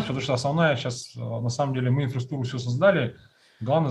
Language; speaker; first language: Russian; native; Russian